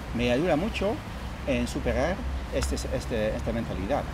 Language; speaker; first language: Spanish; non-native, fluent; Dutch